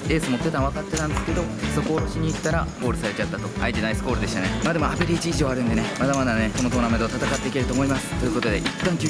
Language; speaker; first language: Japanese; native; Japanese